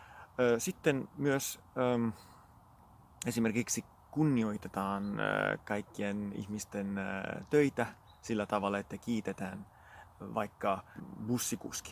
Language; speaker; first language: Finnish; non-native, fluent; Italian